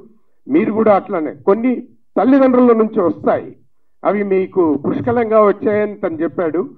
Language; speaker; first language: Telugu; native; Telugu